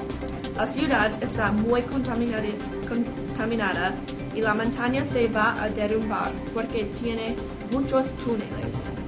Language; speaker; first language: Spanish; non-native, learner; English